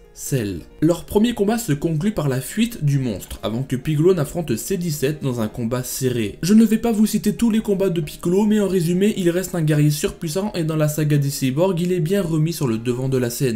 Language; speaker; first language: French; native; French